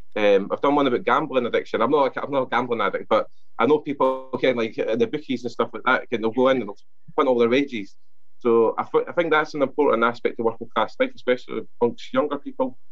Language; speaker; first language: English; non-native, local second language; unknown